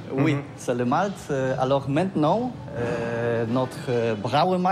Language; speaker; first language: French; non-native, learner; Polish